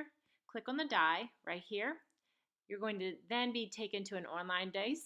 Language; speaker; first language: English; native; English